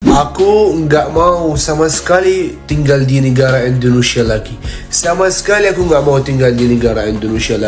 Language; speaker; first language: Indonesian; non-native, fluent; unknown